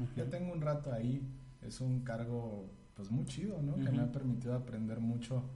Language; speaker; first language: Spanish; native; Spanish